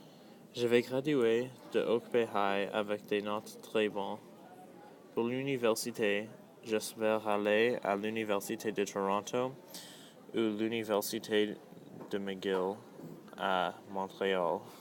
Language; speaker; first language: French; non-native, local second language; English